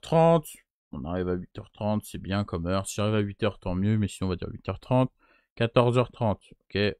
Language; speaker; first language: French; native; French